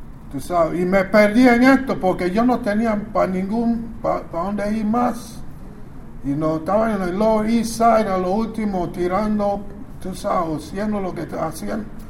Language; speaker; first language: Spanish; early bilingual, other home language; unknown